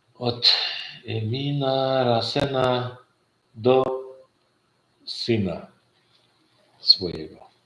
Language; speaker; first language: Polish; non-native, learner; Turkmen